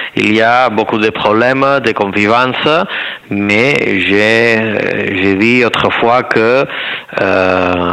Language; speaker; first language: French; non-native, learner; Spanish